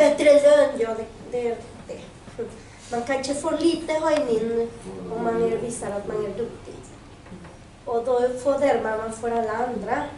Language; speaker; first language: Swedish; non-native, fluent; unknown